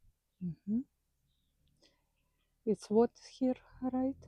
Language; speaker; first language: English; non-native, learner; Russian